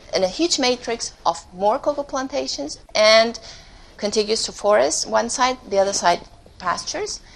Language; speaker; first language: English; non-native, fluent; Spanish